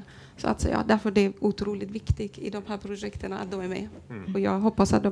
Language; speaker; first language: Swedish; non-native, fluent; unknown